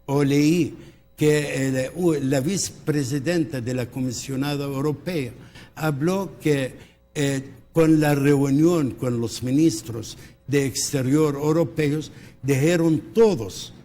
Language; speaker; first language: Spanish; early bilingual, heritage; Spanish